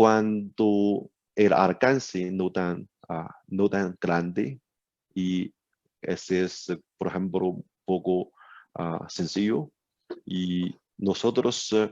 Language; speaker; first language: Spanish; non-native, learner; Chinese